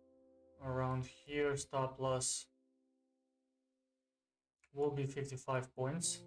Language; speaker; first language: English; non-native, fluent; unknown